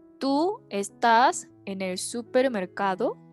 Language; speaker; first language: Spanish; non-native, fluent; Korean